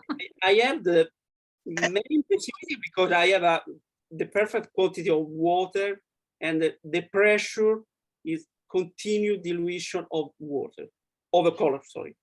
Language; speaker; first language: English; non-native, learner; Italian